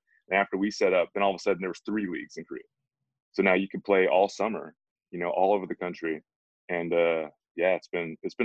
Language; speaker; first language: English; native; English